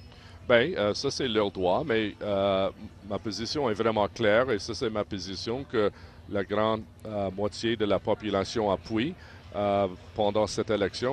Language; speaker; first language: French; non-native, local second language; English